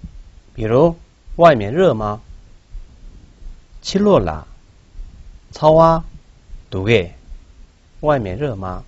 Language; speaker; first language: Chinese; non-native, local second language; Tibetan